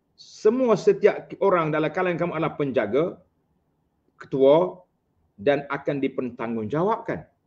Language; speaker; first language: Malay; native; Malay